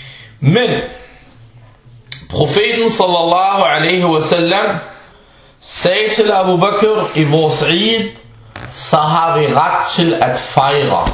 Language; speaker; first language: Danish; early bilingual, other home language; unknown